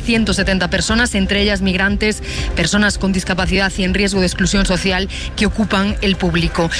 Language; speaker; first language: Spanish; native; Spanish